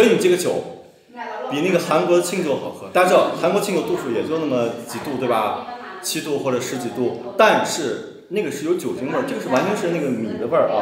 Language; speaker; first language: Chinese; native; Chinese